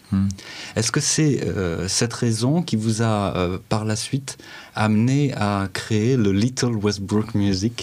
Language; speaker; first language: French; native; French